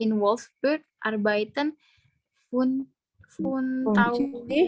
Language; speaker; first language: German; non-native, learner; Indonesian